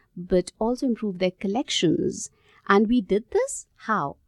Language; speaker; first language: English; non-native, local second language; Hindi